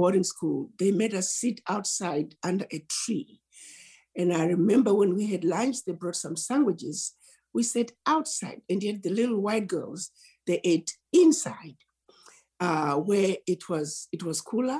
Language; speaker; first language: English; non-native, local second language; Shona